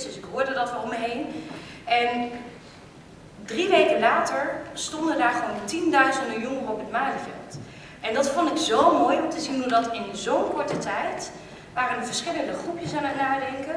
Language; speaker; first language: Dutch; native; Dutch